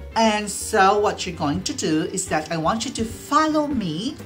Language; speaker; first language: English; non-native, local second language; Filipino